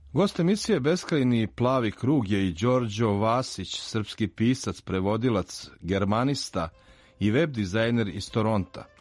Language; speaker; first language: Serbian; native; Serbian